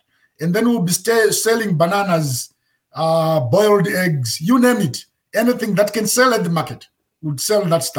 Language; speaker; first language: English; non-native, local second language; Shona